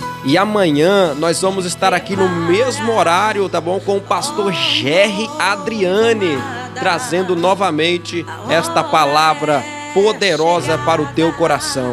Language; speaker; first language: Portuguese; native; Portuguese